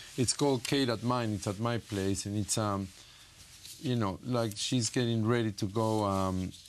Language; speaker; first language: English; non-native, fluent; Spanish